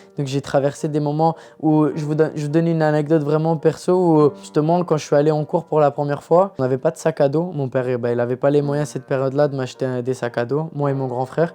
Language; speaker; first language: French; early bilingual, other home language; Turkish